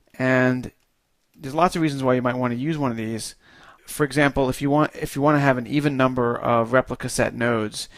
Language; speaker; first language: English; native; English